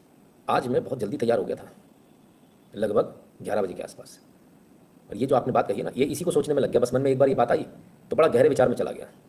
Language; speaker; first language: Hindi; native; Hindi